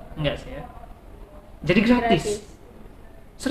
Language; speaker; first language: Indonesian; native; Indonesian